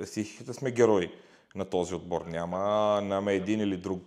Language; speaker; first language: Bulgarian; non-native, fluent; Romanian